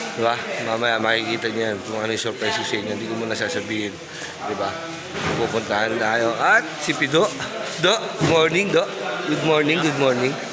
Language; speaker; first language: Filipino; native; Filipino